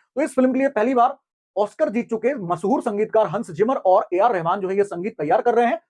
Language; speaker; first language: Hindi; native; Hindi